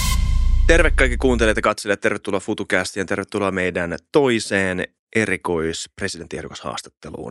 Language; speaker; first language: Finnish; native; Finnish